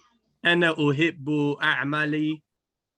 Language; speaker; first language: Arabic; non-native, learner; English